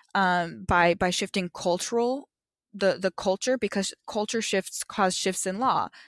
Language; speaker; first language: English; native; English